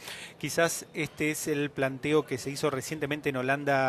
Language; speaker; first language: Spanish; native; Spanish